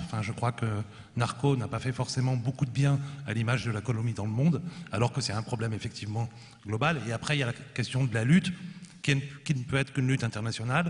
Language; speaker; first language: French; native; French